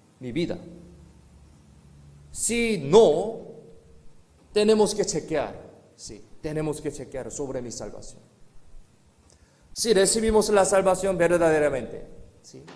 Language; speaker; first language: Spanish; non-native, learner; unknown